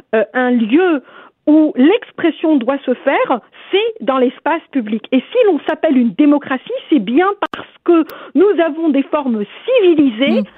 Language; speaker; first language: French; non-native, local second language; Arabic